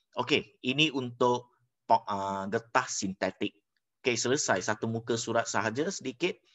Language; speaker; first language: Malay; non-native, local second language; Chinese